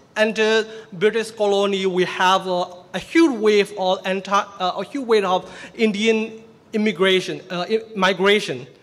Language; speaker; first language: English; non-native, fluent; Burmese